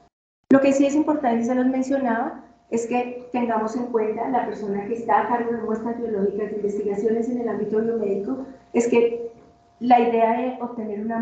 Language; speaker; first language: Spanish; native; Spanish